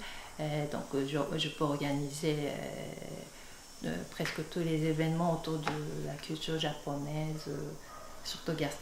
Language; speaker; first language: French; non-native, fluent; Japanese